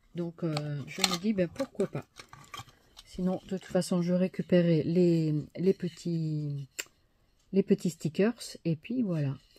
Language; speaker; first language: French; native; French